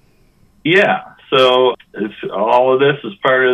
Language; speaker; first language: English; native; English